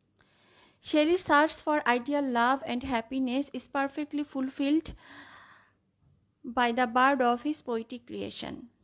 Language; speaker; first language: English; non-native, local second language; Bangla